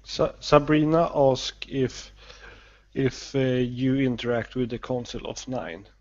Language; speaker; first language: English; non-native, learner; Swedish